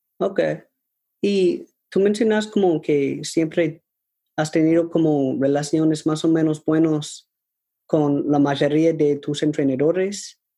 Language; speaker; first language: Spanish; non-native, learner; English